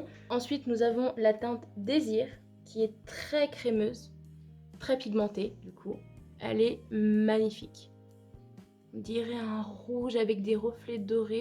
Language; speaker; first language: French; native; French